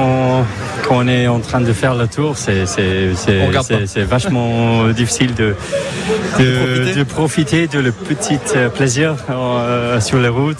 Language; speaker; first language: French; non-native, fluent; English